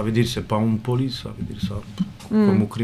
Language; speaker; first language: French; non-native, learner; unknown